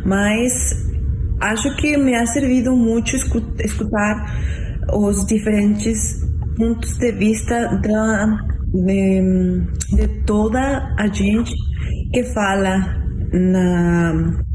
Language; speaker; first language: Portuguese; non-native, learner; Spanish